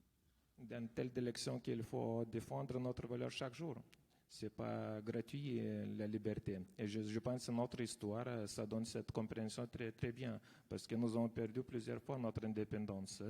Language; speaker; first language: French; non-native, fluent; Lithuanian